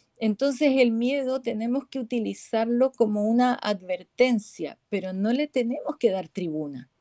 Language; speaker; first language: Spanish; native; Spanish